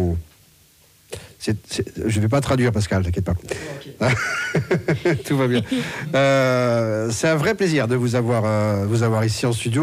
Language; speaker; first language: French; native; French